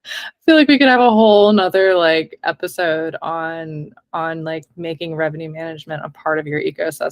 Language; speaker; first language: English; native; English